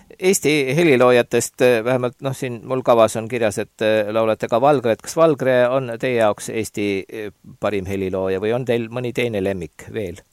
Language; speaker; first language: Estonian; native; Estonian